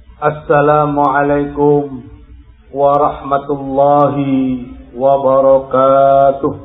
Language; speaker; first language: Indonesian; non-native, local second language; Javanese